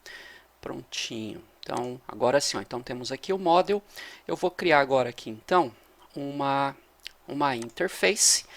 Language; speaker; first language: Portuguese; native; Portuguese